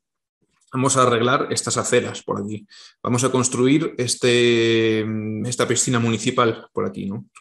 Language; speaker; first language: Spanish; native; Spanish